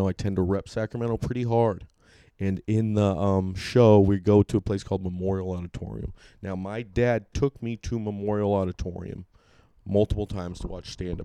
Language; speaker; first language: English; native; English